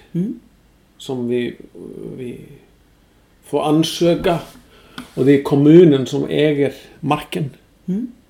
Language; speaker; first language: Swedish; non-native, fluent; Icelandic